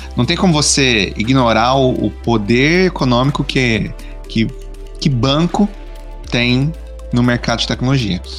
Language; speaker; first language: Portuguese; native; Portuguese